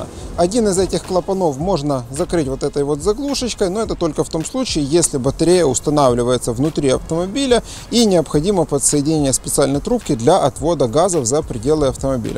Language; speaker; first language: Russian; native; Russian